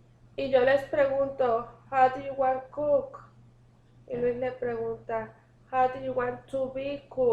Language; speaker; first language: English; non-native, learner; Spanish